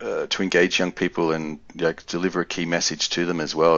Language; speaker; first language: English; native; English